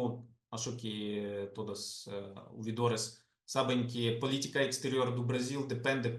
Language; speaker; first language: Portuguese; non-native, fluent; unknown